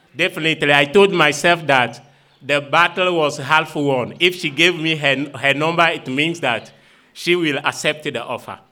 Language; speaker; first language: English; non-native, fluent; Ewe